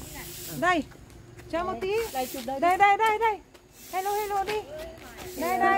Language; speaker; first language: Vietnamese; non-native, learner; Filipino